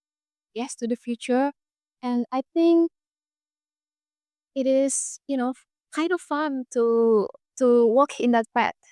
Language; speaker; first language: English; non-native, fluent; Indonesian